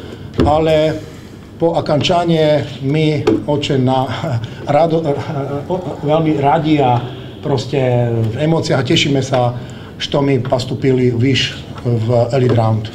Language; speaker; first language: Russian; non-native, learner; Slovak